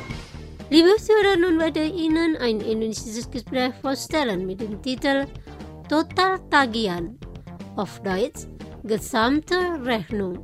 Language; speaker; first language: German; non-native, fluent; Indonesian